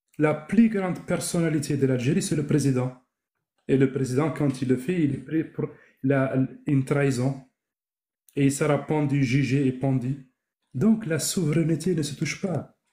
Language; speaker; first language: French; non-native, local second language; Arabic